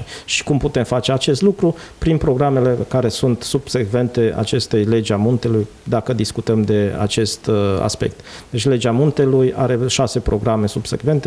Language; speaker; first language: Romanian; native; Romanian